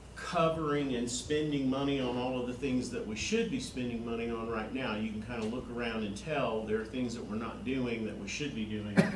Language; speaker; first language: English; native; English